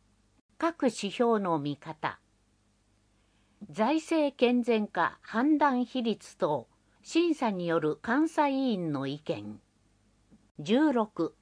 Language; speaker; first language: Japanese; native; Japanese